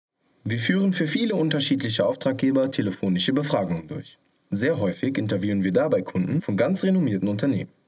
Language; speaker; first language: German; native; German